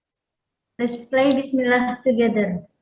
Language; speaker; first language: English; non-native, learner; Indonesian